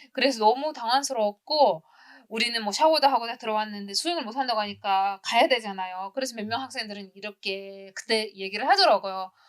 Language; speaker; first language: Korean; non-native, fluent; Uzbek